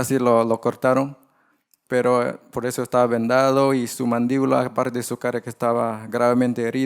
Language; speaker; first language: Spanish; non-native, fluent; English